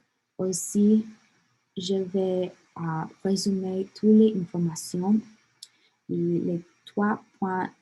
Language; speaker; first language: French; non-native, learner; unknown